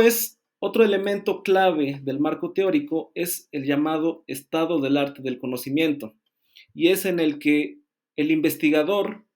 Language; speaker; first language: Spanish; native; Spanish